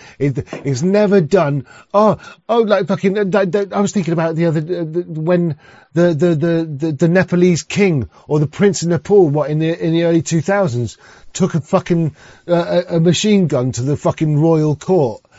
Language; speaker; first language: English; native; English